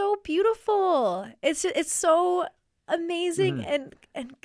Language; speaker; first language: English; native; English